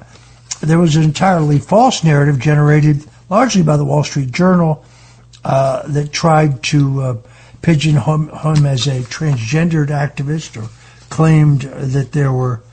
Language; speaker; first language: English; native; English